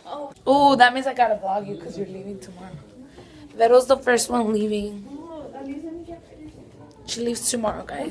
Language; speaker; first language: English; early bilingual, other home language; Spanish